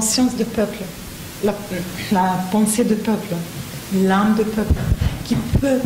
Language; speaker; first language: French; non-native, learner; Arabic